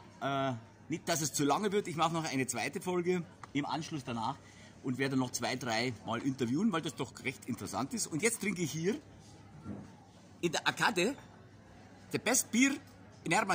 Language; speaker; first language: German; native; German